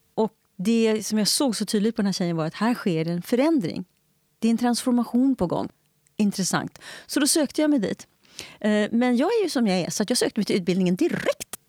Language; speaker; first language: Swedish; native; Swedish